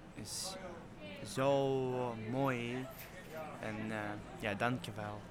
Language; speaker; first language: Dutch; non-native, learner; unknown